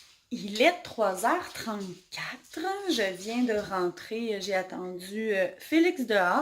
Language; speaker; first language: French; native; French